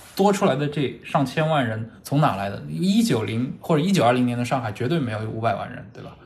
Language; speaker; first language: Chinese; native; Chinese